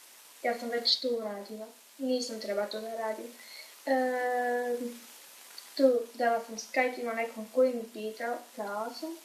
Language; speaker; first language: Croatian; early bilingual, heritage; Croatian